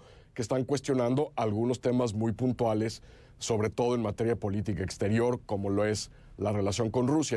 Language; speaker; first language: Spanish; native; Spanish